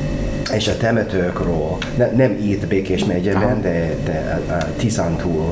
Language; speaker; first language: Hungarian; non-native, learner; English